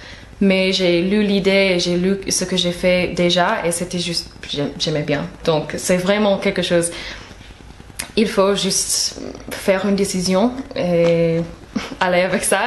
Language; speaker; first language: French; non-native, fluent; English